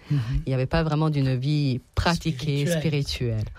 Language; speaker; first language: French; non-native, fluent; Serbian